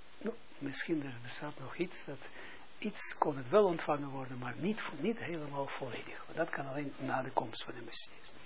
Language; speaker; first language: Dutch; non-native, fluent; Russian